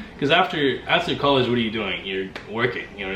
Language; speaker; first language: English; native; English